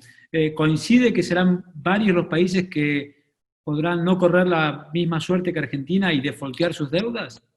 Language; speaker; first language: Spanish; native; Spanish